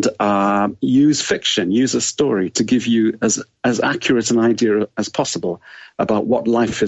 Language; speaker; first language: English; native; English